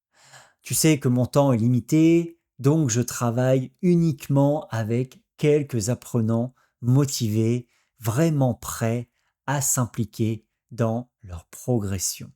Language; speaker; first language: French; native; French